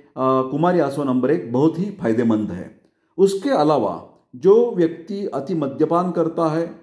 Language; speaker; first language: Hindi; non-native, local second language; Marathi